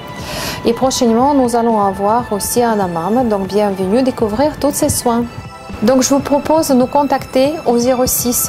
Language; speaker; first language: French; non-native, fluent; Russian